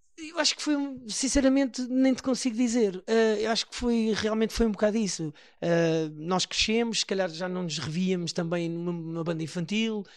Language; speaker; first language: Portuguese; native; Portuguese